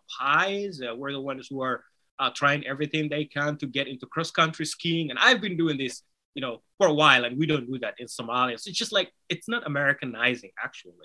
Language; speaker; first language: English; non-native, fluent; Somali